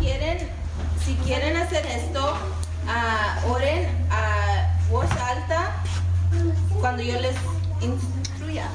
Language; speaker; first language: Spanish; early bilingual, heritage; Spanish